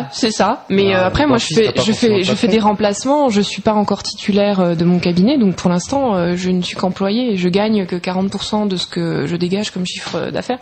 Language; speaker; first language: French; native; French